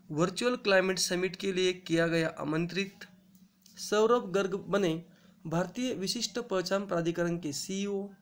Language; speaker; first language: Hindi; non-native, local second language; Marathi